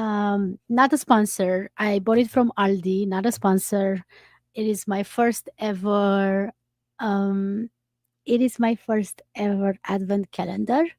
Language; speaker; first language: English; non-native, fluent; Romanian